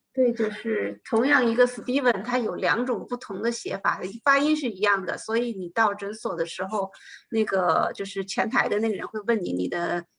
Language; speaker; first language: Chinese; native; Chinese